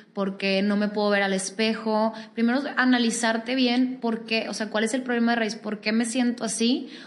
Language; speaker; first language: Spanish; native; Spanish